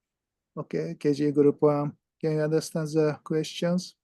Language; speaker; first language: English; non-native, fluent; Japanese